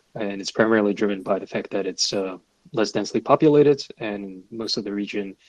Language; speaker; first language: English; non-native, fluent; Russian